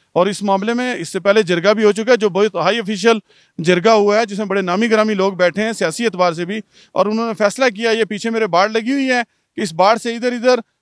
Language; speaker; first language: Urdu; non-native, local second language; Punjabi